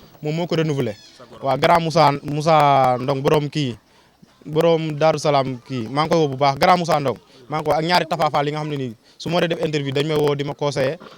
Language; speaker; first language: Wolof; non-native, local second language; Serer